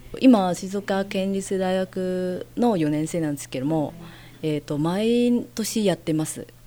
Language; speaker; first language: Japanese; non-native, fluent; Vietnamese